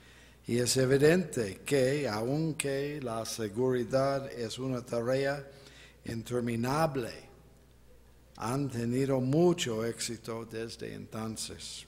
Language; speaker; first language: Spanish; non-native, fluent; English